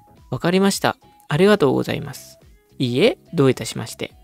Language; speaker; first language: Japanese; non-native, fluent; Indonesian